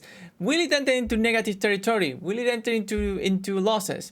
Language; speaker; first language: English; non-native, fluent; Spanish